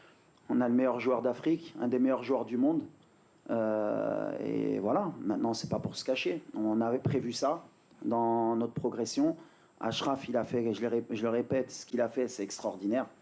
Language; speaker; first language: French; native; French